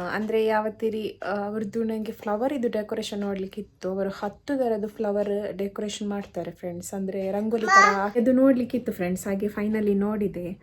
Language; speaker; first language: Kannada; non-native, local second language; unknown